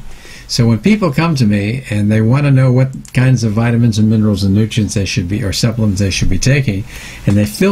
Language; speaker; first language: English; native; English